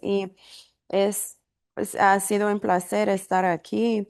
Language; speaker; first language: Spanish; non-native, fluent; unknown